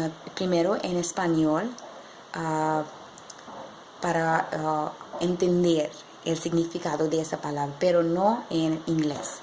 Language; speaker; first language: Spanish; non-native, learner; English